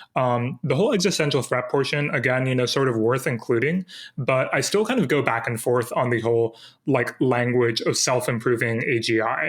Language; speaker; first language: English; native; English